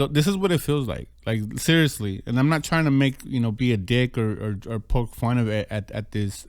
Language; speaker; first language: English; native; English